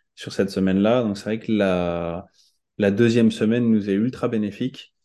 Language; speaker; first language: French; native; French